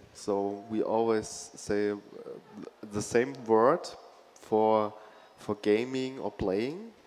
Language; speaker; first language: English; non-native, fluent; German